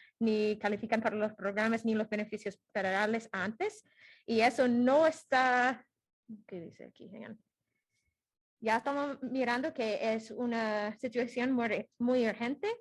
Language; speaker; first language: Spanish; non-native, fluent; English